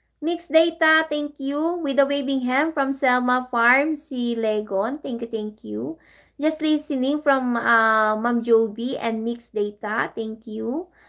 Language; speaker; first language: English; non-native, local second language; Filipino